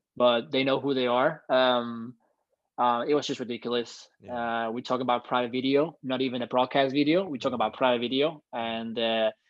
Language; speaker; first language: English; non-native, fluent; Danish